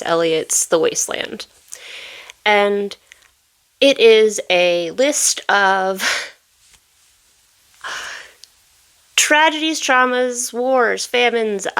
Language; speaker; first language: English; native; English